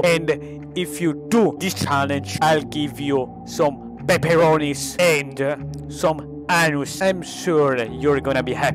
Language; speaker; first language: English; non-native, learner; Italian